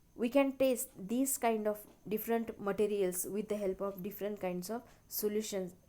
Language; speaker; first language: English; non-native, local second language; Marathi